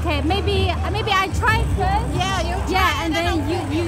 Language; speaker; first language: English; non-native, learner; Chinese